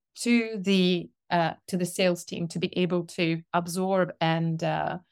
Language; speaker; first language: English; non-native, fluent; Italian